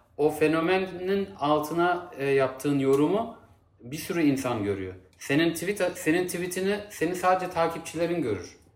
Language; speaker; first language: Turkish; native; Turkish